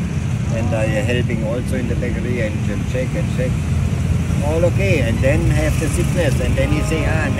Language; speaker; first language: English; non-native, learner; German